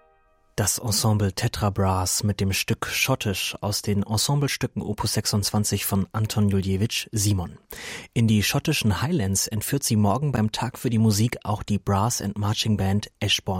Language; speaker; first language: German; native; German